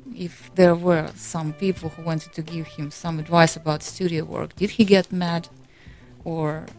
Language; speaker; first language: English; non-native, fluent; Russian